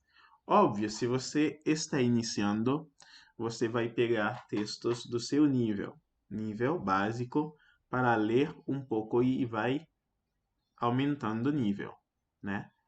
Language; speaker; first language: Portuguese; non-native, fluent; French